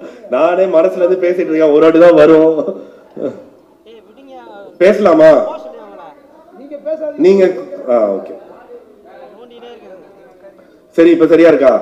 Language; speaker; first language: Tamil; native; Tamil